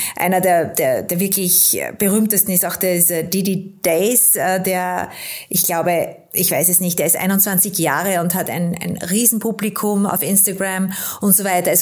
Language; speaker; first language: German; native; German